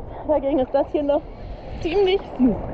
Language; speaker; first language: German; native; German